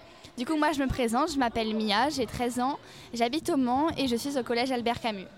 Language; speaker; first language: French; native; French